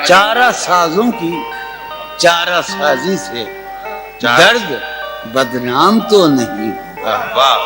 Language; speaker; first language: Urdu; native; Urdu